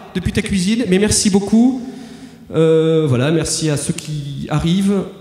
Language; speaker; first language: French; native; French